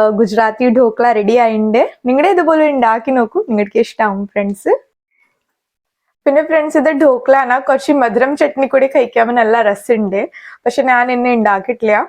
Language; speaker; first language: Malayalam; non-native, learner; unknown